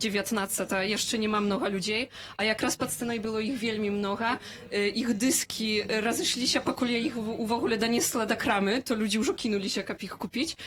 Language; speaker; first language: Polish; non-native, learner; Belarusian